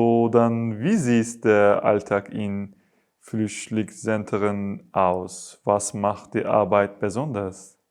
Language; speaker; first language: German; non-native, learner; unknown